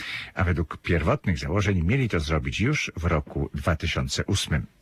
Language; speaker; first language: Polish; native; Polish